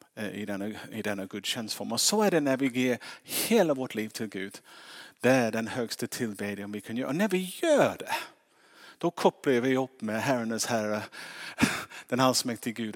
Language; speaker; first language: Swedish; non-native, fluent; English